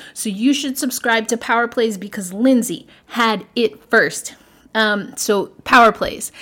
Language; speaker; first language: English; native; English